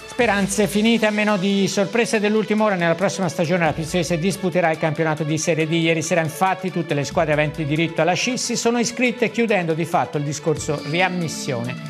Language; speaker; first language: Italian; native; Italian